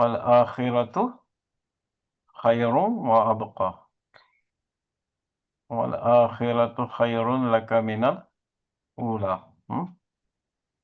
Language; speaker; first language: Arabic; non-native, fluent; Kashmiri